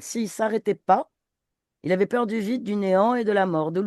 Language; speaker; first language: French; native; French